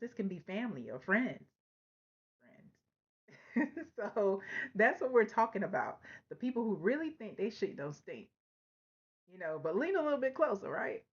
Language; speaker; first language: English; native; English